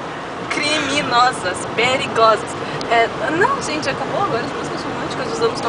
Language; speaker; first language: Portuguese; native; Portuguese